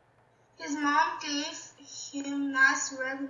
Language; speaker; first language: English; non-native, learner; Chinese